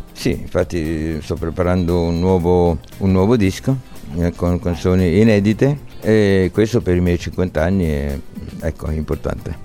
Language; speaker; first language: Italian; early bilingual, heritage; Italian